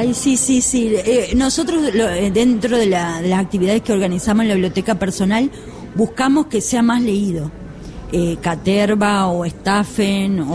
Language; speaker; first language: Spanish; native; Spanish